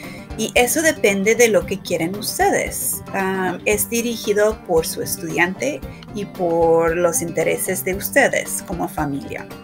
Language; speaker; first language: Spanish; non-native, fluent; English